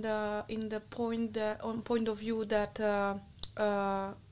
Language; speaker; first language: English; non-native, fluent; Czech